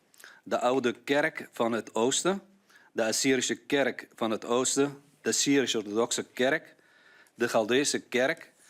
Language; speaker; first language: Dutch; non-native, fluent; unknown